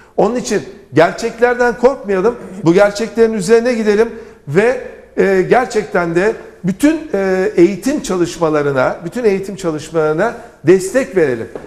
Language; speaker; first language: Turkish; native; Turkish